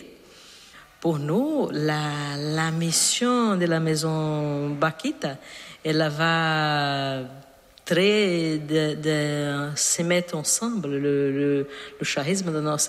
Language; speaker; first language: French; non-native, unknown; Portuguese